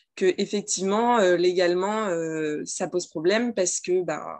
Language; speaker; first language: French; native; French